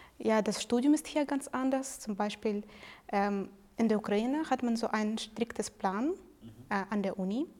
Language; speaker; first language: German; non-native, fluent; Ukrainian